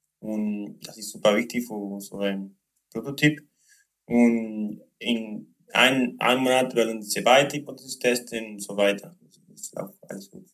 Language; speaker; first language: German; non-native, learner; Spanish